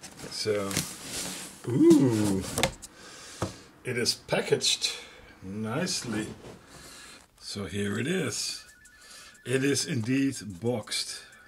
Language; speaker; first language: English; non-native, fluent; Dutch